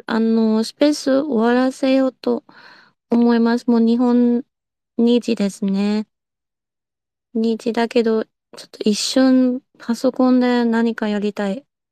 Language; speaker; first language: Japanese; non-native, fluent; German